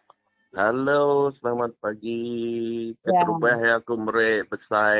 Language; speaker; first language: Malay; non-native, local second language; Iban